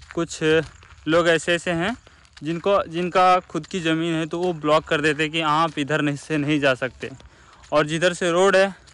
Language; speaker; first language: Hindi; native; Hindi